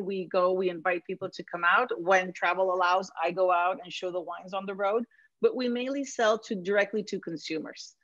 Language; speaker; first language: English; non-native, fluent; Spanish